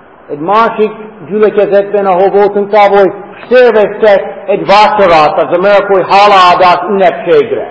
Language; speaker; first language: Hungarian; non-native, fluent; English